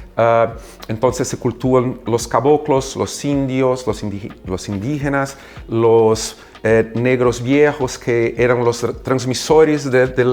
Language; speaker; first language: Spanish; non-native, fluent; Portuguese